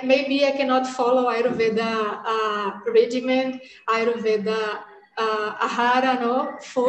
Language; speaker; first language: English; non-native, fluent; Portuguese